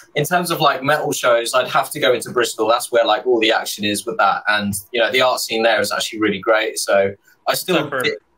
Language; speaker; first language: English; native; English